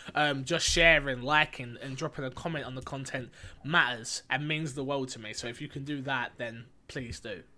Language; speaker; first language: English; native; English